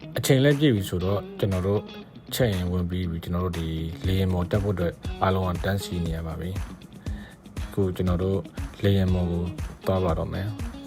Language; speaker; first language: Burmese; native; Burmese